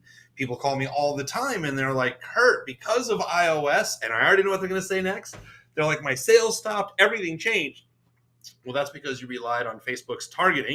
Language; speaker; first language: English; native; English